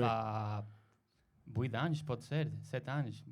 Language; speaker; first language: Catalan; non-native, learner; Spanish